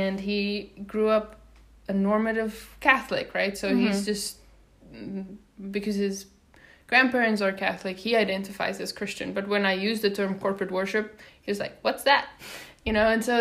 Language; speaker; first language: English; non-native, local second language; Afrikaans